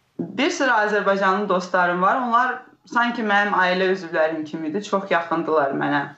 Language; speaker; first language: Azerbaijani; non-native, local second language; Russian